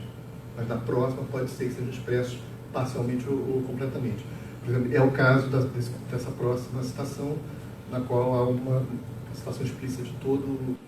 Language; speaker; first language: Portuguese; native; Portuguese